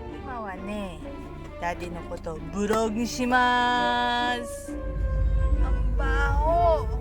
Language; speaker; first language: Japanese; non-native, fluent; Filipino